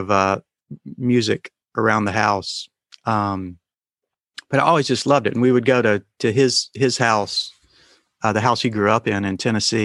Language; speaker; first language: English; native; English